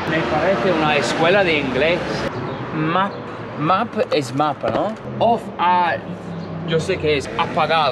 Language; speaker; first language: Spanish; non-native, fluent; English